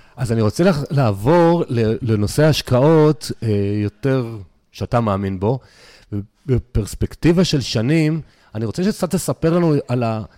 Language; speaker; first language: Hebrew; native; Hebrew